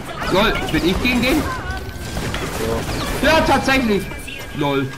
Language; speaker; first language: German; native; German